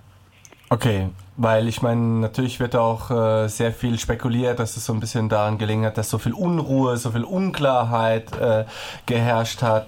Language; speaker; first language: German; native; German